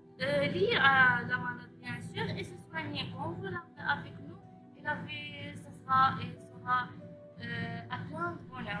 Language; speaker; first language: French; non-native, learner; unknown